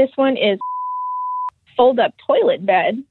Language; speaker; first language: English; native; English